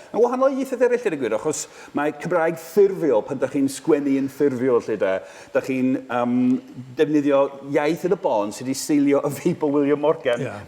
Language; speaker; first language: Welsh; non-native, fluent; English